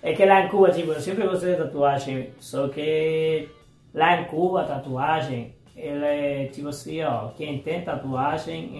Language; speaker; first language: Portuguese; non-native, fluent; Spanish